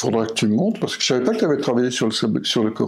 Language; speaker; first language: French; native; French